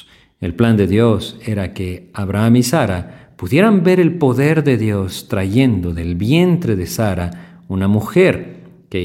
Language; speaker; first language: Spanish; native; Spanish